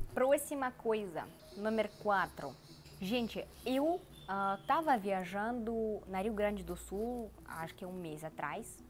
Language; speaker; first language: Portuguese; non-native, learner; Russian